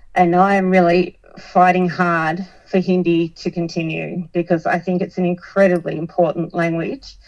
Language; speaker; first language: English; native; English